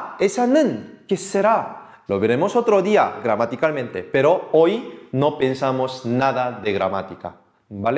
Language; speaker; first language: Spanish; non-native, fluent; Korean